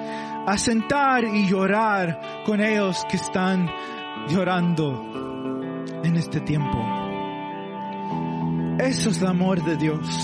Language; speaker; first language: Spanish; non-native, learner; English